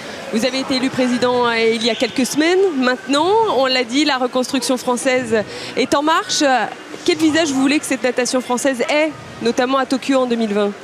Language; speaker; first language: French; native; French